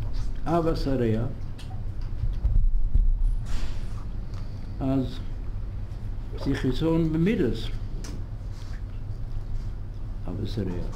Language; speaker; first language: Hebrew; non-native, fluent; English